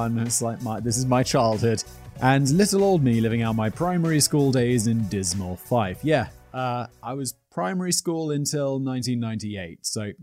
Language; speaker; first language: English; native; English